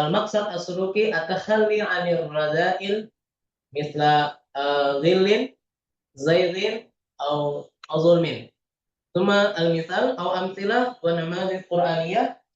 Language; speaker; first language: Arabic; non-native, fluent; Indonesian